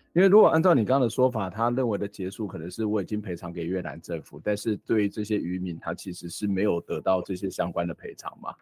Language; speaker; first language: Chinese; native; Chinese